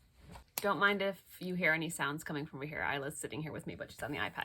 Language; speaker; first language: English; native; English